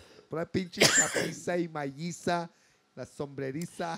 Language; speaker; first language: Spanish; early bilingual, heritage; Spanish